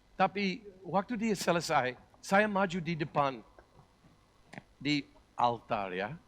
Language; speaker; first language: Indonesian; non-native, learner; English